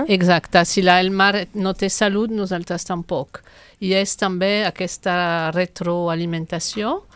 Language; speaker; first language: Catalan; non-native, fluent; French